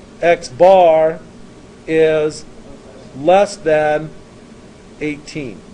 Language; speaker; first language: English; native; English